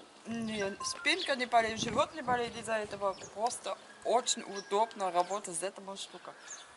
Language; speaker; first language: Russian; non-native, learner; German